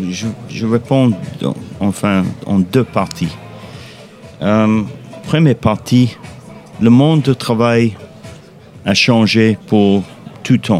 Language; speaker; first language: French; non-native, fluent; English